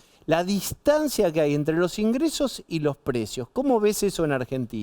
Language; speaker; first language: Spanish; native; Spanish